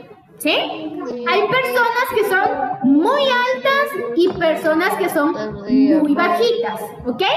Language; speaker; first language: Spanish; native; Spanish